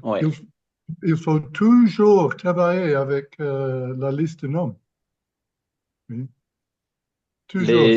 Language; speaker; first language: French; non-native, fluent; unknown